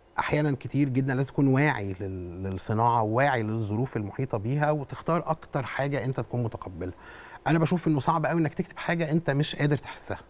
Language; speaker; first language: Arabic; native; Arabic